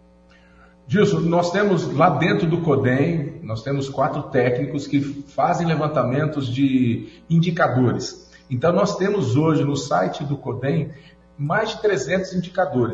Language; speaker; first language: Portuguese; native; Portuguese